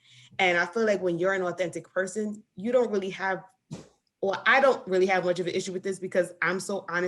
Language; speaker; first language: English; native; English